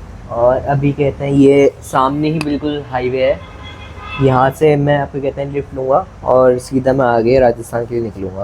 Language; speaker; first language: Hindi; native; Hindi